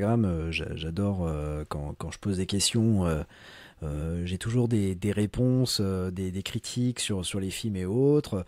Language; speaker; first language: French; native; French